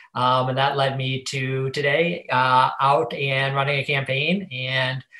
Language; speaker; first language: English; native; English